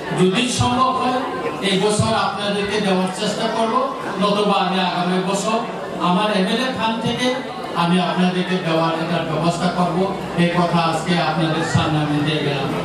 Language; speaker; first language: Bangla; non-native, local second language; Kok Borok